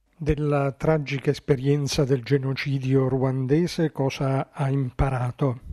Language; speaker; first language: Italian; native; Italian